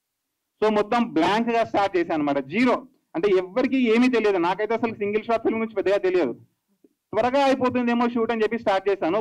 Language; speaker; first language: Telugu; native; Telugu